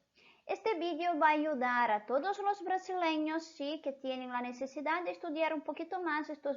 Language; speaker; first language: Spanish; non-native, fluent; Portuguese